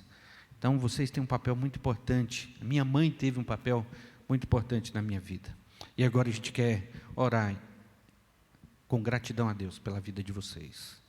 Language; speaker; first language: Portuguese; native; Portuguese